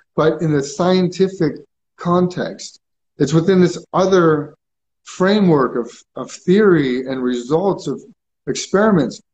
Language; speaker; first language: English; early bilingual, other home language; Greek